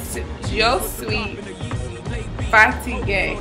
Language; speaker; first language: French; non-native, learner; English